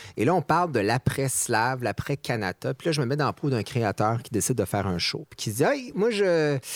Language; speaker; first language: French; native; French